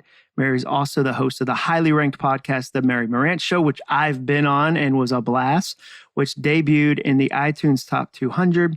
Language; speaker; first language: English; native; English